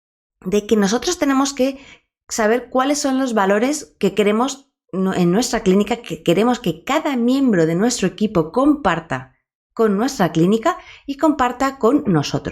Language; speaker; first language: Spanish; native; Spanish